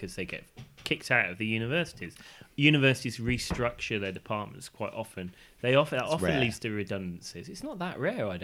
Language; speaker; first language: English; native; English